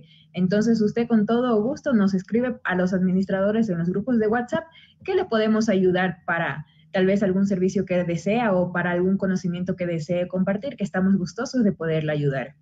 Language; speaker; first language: Spanish; native; Spanish